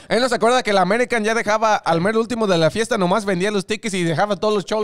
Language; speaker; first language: Spanish; early bilingual, heritage; Spanish